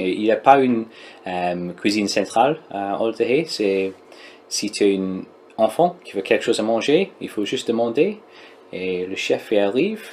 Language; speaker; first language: French; non-native, learner; English